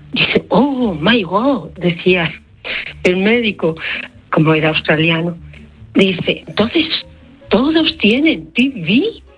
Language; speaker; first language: Spanish; native; Spanish